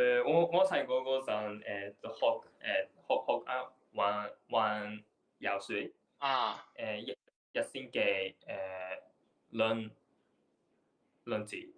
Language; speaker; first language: Cantonese; non-native, learner; Japanese